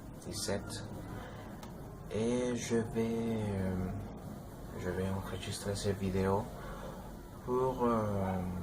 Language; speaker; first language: French; non-native, learner; Spanish